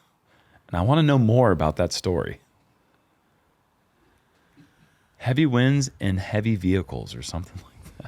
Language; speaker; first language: English; native; English